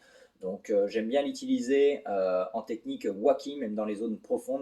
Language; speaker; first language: French; native; French